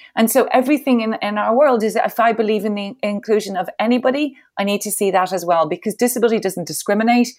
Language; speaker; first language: English; native; English